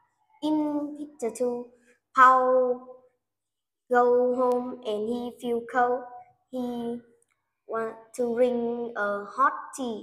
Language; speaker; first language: English; non-native, learner; Vietnamese